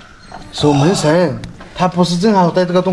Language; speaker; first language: Chinese; native; Chinese